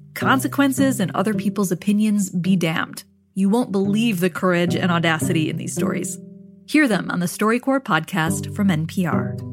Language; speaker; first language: English; early bilingual, other home language; Spanish